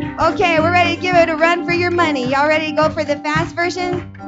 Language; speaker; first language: English; early bilingual, other home language; Spanish